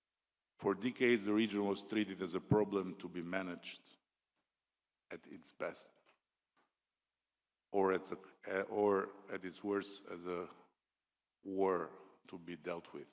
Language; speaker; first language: English; non-native, local second language; Albanian